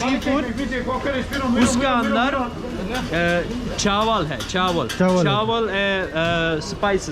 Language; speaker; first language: Hindi; non-native, learner; Turkish